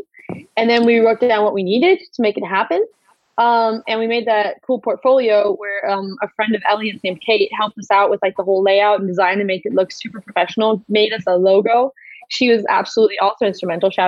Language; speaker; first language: English; native; English